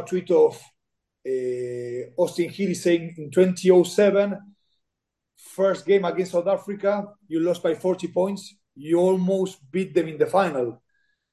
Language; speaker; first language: English; non-native, fluent; Spanish